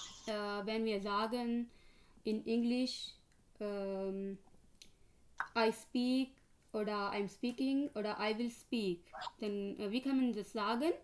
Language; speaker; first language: German; non-native, learner; Urdu